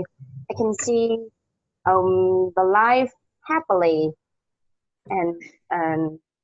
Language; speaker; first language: English; non-native, learner; Vietnamese